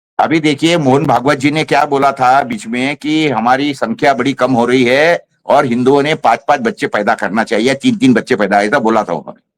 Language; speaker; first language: Hindi; non-native, local second language; Marathi